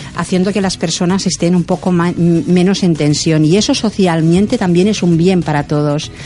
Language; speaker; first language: Spanish; non-native, local second language; Catalan